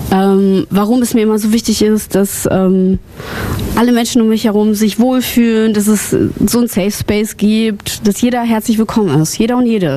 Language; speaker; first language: German; early bilingual, other home language; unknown